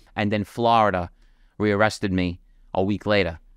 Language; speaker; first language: English; native; English